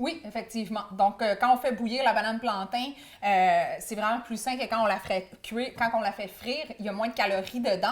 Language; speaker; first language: French; native; French